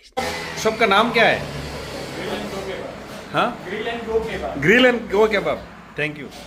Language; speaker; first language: Hindi; non-native, learner; Bangla